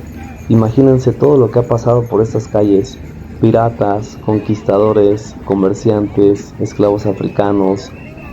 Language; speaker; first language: Spanish; native; Spanish